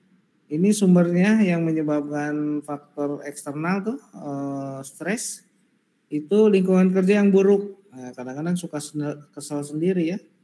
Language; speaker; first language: Indonesian; native; Indonesian